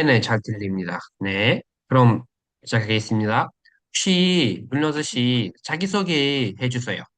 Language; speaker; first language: Korean; non-native, fluent; Uzbek